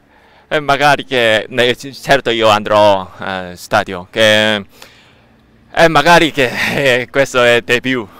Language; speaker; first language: Italian; non-native, learner; Korean